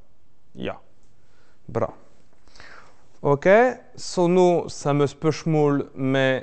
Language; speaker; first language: Norwegian; non-native, fluent; French